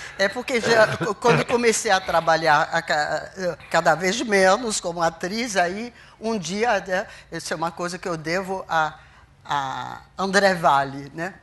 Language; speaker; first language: Portuguese; non-native, fluent; French